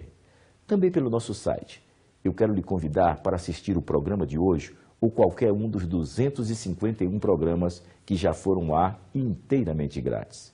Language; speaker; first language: Portuguese; native; Portuguese